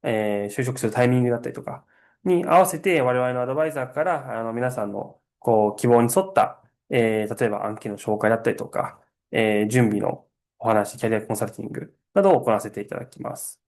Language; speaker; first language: Japanese; native; Japanese